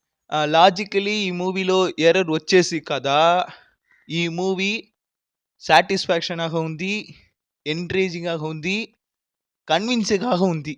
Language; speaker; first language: Telugu; non-native, learner; Tamil